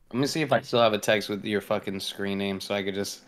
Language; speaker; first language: English; native; English